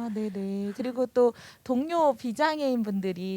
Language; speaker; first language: Korean; native; Korean